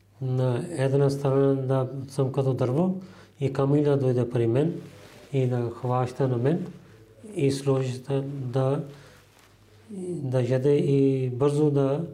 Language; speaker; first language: Bulgarian; non-native, fluent; Urdu